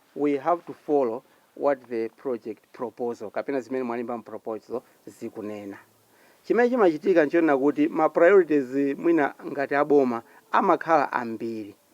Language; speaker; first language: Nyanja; native; Nyanja